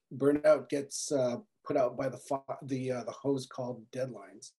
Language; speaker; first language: English; native; English